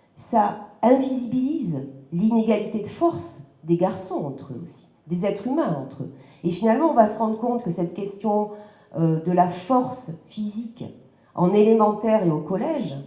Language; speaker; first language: French; native; French